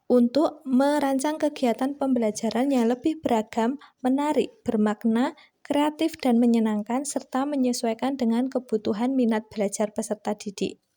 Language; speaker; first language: Indonesian; native; Indonesian